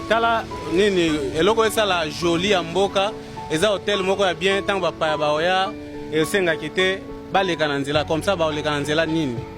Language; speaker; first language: Lingala; native; Lingala